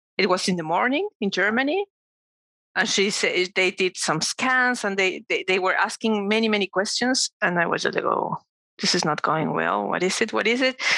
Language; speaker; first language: English; non-native, fluent; Spanish